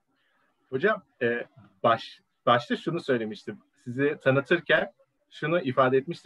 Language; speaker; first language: Turkish; native; Turkish